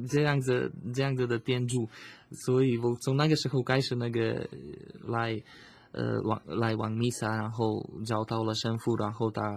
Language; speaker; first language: Chinese; non-native, fluent; Slovak